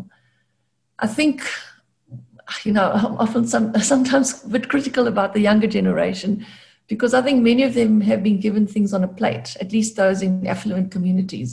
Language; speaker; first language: English; native; English